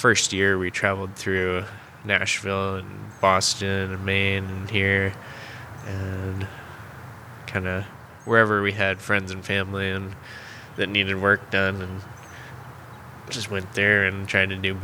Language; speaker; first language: English; native; English